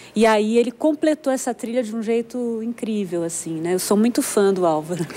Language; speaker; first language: Portuguese; native; Portuguese